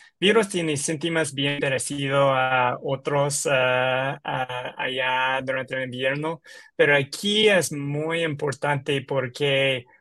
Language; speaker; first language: Spanish; non-native, learner; English